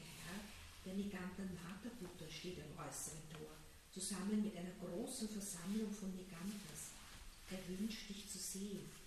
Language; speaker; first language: German; native; German